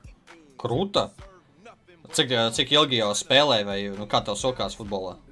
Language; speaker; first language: Latvian; native; Latvian